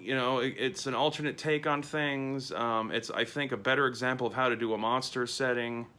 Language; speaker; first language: English; native; English